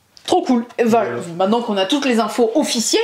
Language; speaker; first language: French; native; French